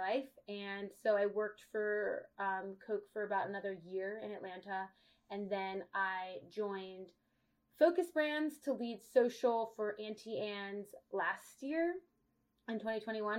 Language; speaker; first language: English; native; English